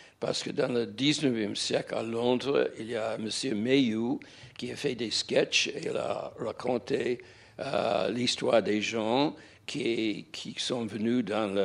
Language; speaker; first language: French; non-native, fluent; English